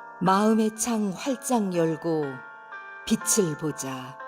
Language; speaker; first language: Korean; native; Korean